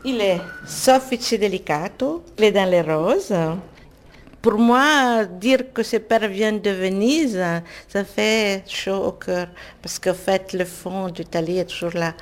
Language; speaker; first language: French; non-native, fluent; Italian